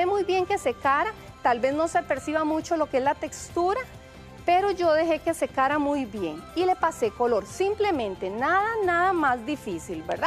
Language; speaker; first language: Spanish; native; Spanish